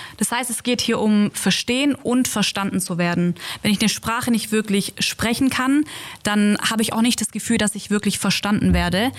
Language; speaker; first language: German; native; German